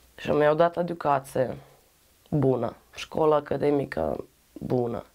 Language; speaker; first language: Romanian; non-native, learner; Russian